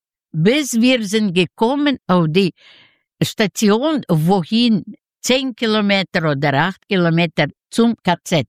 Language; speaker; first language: German; non-native, learner; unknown